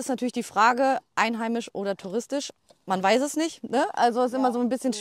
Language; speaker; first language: German; native; German